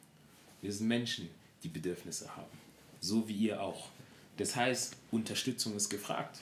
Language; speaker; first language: German; native; German